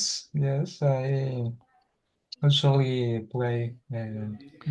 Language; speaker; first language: English; non-native, learner; Spanish